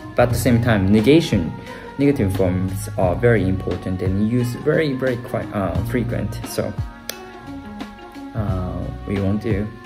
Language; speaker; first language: English; non-native, fluent; Japanese